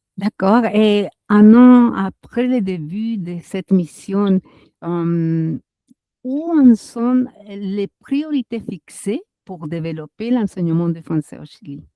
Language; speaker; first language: French; non-native, fluent; Spanish